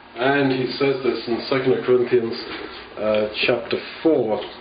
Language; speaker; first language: English; native; English